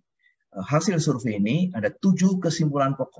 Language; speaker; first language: Indonesian; native; Indonesian